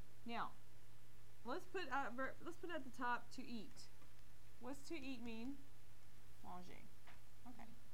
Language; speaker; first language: English; native; English